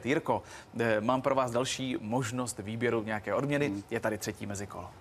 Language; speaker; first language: Czech; native; Czech